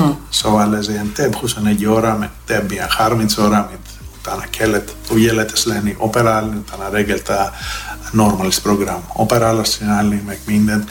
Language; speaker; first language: Hungarian; non-native, fluent; Greek